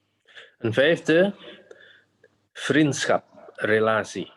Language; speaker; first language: Dutch; non-native, fluent; Indonesian